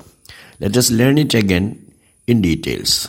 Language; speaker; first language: English; non-native, local second language; Malayalam